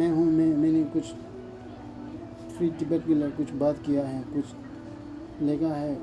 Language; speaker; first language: Hindi; non-native, learner; Tibetan